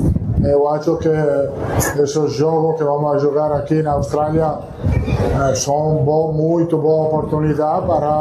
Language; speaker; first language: Portuguese; non-native, fluent; Italian